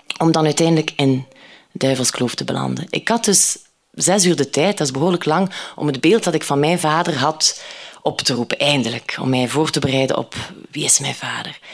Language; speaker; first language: Dutch; native; Dutch